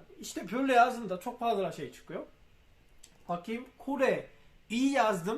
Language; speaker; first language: Turkish; non-native, fluent; Korean